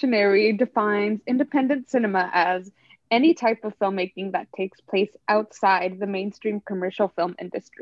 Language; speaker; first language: English; native; English